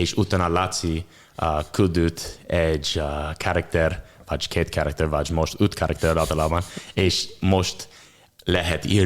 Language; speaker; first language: Hungarian; non-native, learner; English